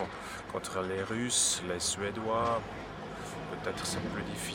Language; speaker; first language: French; non-native, local second language; German